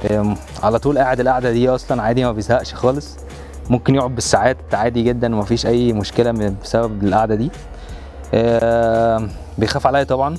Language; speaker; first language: Arabic; native; Arabic